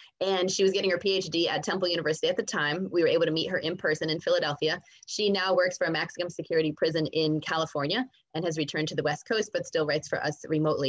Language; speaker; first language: English; native; English